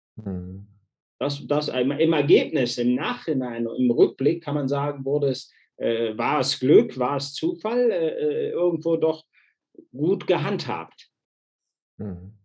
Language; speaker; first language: German; native; German